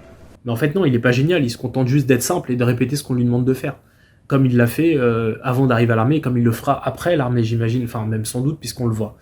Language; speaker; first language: French; native; French